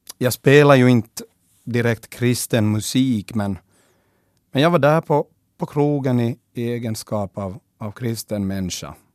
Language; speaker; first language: Swedish; native; Swedish